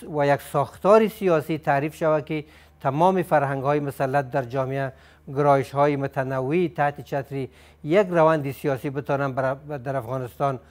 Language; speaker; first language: Persian; native; Persian